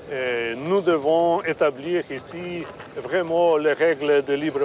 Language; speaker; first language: French; non-native, fluent; Slovenian